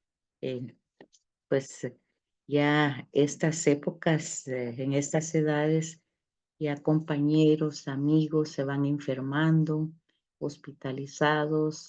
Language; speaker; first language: Spanish; native; Spanish